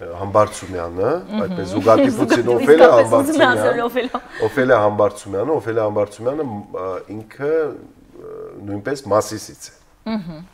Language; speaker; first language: Armenian; native; Armenian